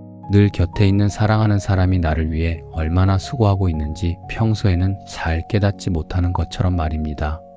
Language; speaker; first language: Korean; native; Korean